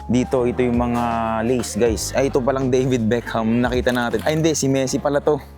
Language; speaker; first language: Filipino; native; Filipino